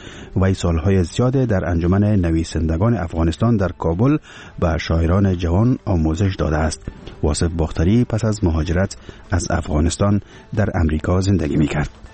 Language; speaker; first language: Persian; native; Persian